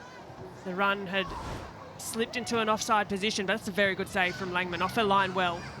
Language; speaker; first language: English; native; English